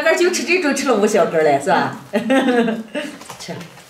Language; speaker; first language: Chinese; native; Chinese